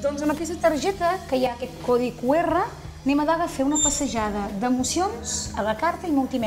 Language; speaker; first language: Catalan; native; Catalan